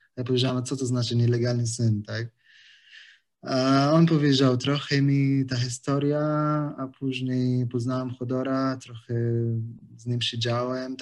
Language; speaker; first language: Polish; non-native, learner; Arabic